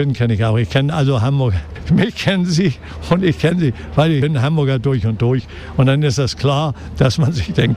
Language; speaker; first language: German; native; German